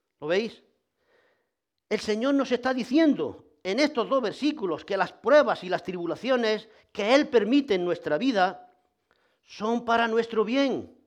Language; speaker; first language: Spanish; native; Spanish